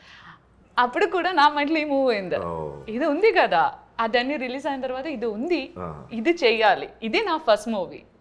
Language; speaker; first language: Telugu; non-native, learner; Malayalam